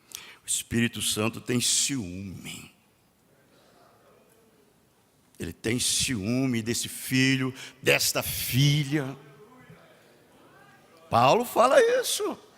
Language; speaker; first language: Portuguese; native; Portuguese